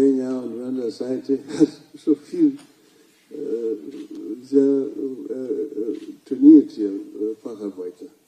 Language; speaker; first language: German; non-native, fluent; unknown